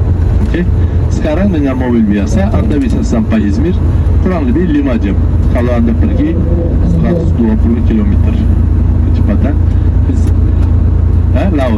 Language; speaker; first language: Indonesian; non-native, learner; Turkish